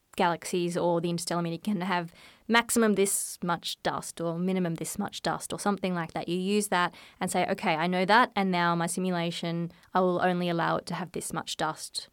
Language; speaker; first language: English; native; English